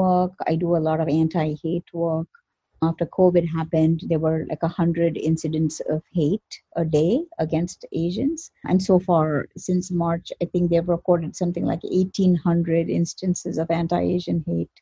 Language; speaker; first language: English; non-native, local second language; Malayalam